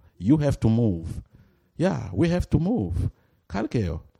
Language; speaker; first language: English; non-native, fluent; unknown